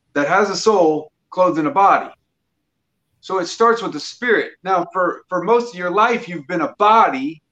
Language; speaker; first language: English; native; English